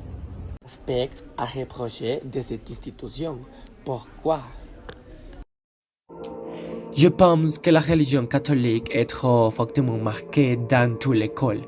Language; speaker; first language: French; non-native, learner; Spanish